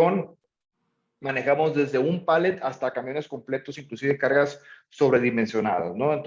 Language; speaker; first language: Spanish; native; Spanish